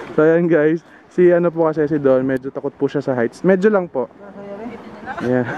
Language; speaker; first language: Filipino; native; Filipino